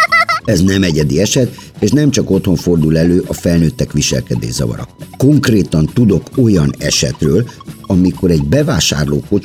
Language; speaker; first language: Hungarian; native; Hungarian